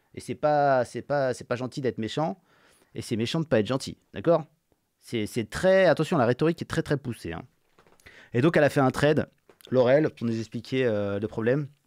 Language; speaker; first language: French; native; French